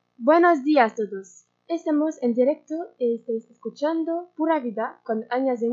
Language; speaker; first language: Spanish; non-native, learner; French